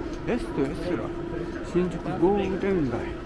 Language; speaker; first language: Spanish; non-native, learner; Japanese